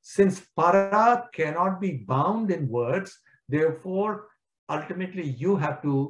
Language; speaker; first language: English; non-native, local second language; Kashmiri